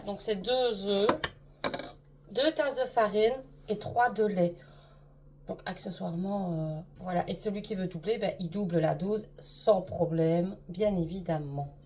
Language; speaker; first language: French; native; French